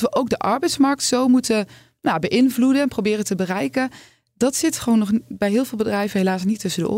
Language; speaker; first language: Dutch; native; Dutch